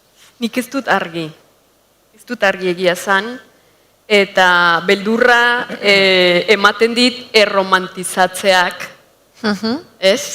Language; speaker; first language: Basque; non-native, fluent; Spanish